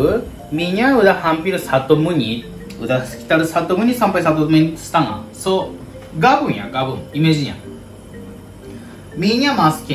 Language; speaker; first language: Indonesian; non-native, learner; Japanese